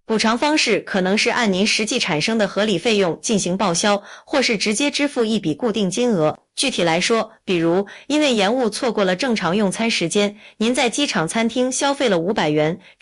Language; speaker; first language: Chinese; native; Chinese